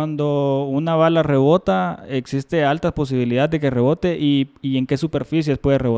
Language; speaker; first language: Spanish; native; Spanish